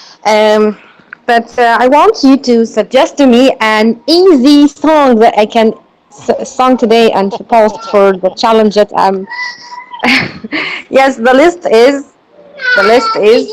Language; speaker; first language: English; non-native, learner; Arabic